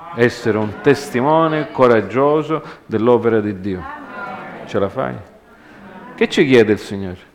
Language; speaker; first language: Italian; early bilingual, heritage; Italian